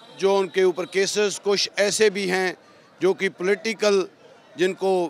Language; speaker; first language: Hindi; non-native, local second language; Punjabi